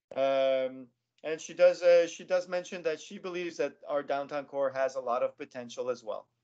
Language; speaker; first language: English; non-native, local second language; French